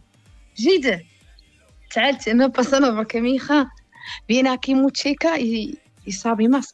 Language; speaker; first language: Spanish; non-native, learner; Arabic